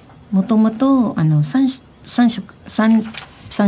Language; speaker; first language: Japanese; non-native, fluent; Filipino